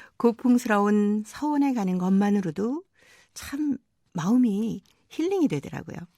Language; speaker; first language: Korean; native; Korean